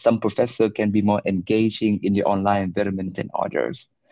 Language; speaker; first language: English; non-native, fluent; Vietnamese